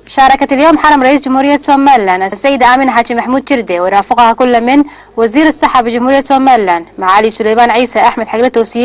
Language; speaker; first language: Arabic; non-native, local second language; Somali